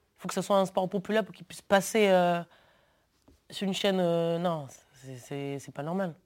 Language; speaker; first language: French; early bilingual, other home language; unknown